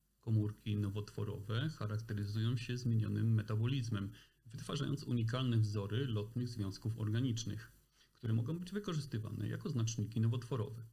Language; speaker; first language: Polish; native; Polish